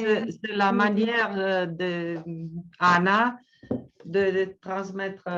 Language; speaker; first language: French; non-native, learner; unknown